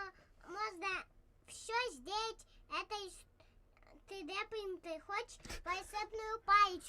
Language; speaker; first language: Russian; early bilingual, other home language; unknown